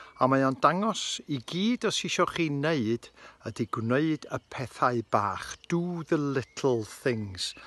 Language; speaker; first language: Welsh; native; Welsh